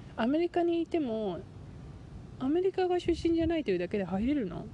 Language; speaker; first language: Japanese; native; Japanese